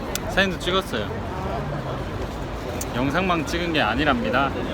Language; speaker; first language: Korean; native; Korean